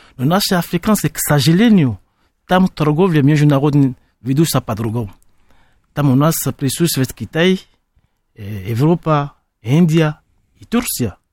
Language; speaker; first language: Russian; non-native, fluent; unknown